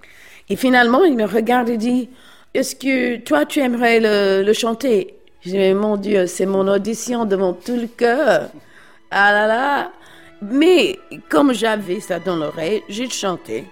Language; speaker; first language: French; non-native, fluent; English